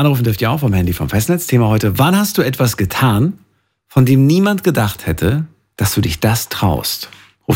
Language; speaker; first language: German; native; German